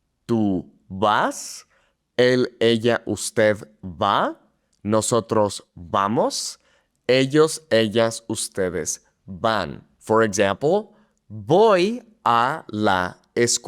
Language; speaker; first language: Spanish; non-native, fluent; English